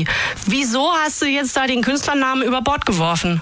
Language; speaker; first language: German; native; German